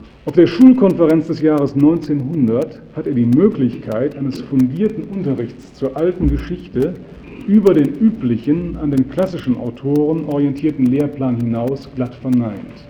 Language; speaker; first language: German; native; German